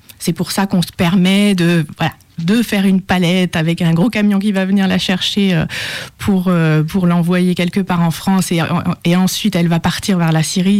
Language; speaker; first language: French; native; French